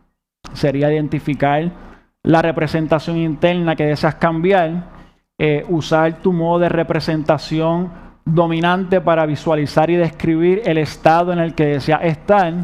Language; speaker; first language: Spanish; native; Spanish